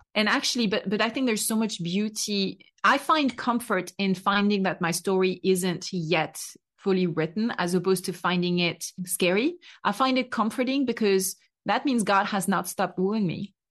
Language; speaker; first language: English; non-native, fluent; French